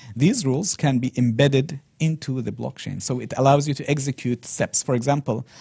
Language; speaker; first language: English; non-native, fluent; Arabic